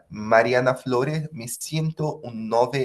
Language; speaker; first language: Spanish; non-native, fluent; Portuguese